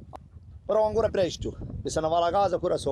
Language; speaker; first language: Italian; non-native, learner; Arabic